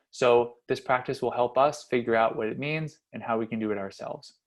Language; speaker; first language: English; native; English